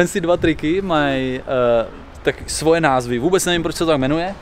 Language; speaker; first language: Czech; native; Czech